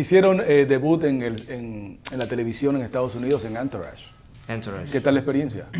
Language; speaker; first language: Spanish; native; Spanish